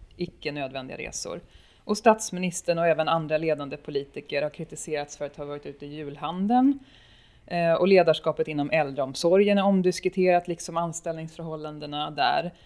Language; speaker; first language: Swedish; native; Swedish